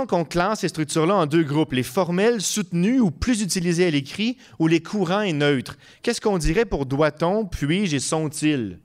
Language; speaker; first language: French; native; French